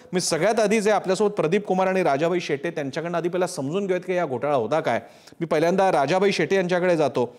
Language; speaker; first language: Marathi; native; Marathi